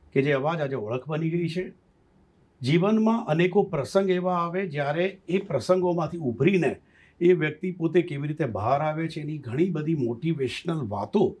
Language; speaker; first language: Hindi; non-native, local second language; Gujarati